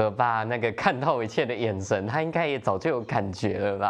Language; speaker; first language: Chinese; native; Chinese